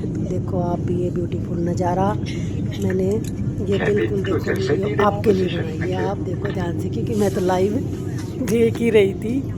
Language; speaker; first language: Hindi; native; Hindi